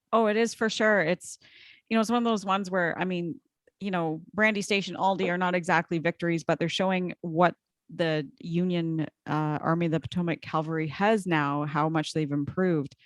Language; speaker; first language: English; native; English